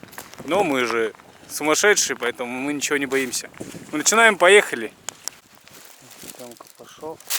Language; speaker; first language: Russian; native; Russian